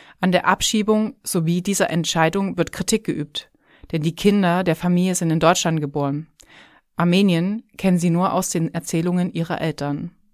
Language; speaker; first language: German; native; German